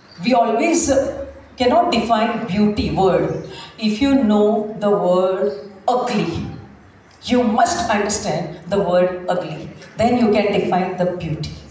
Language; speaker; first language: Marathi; non-native, local second language; Gujarati